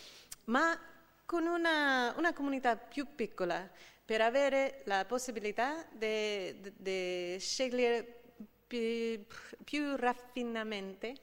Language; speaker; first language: Italian; non-native, fluent; English